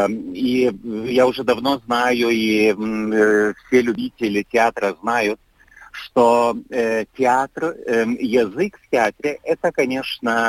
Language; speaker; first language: Russian; non-native, fluent; Lithuanian